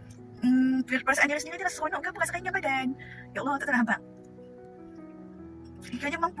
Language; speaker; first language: Malay; native; Malay